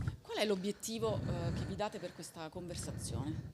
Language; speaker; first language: Italian; native; Italian